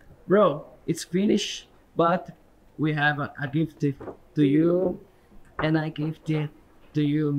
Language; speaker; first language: English; non-native, learner; Portuguese